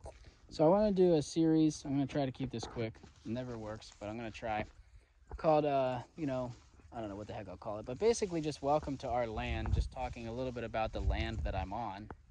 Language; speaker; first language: English; native; English